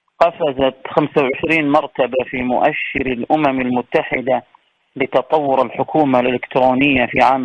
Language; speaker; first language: Arabic; native; Arabic